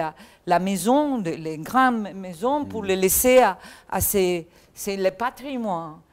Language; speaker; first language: French; non-native, learner; Catalan